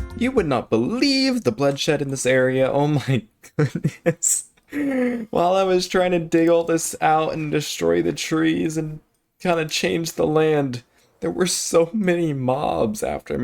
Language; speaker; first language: English; native; English